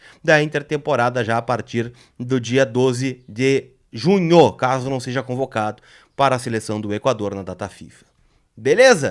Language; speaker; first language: Portuguese; native; Portuguese